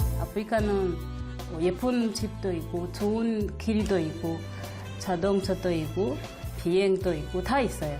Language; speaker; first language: Korean; non-native, learner; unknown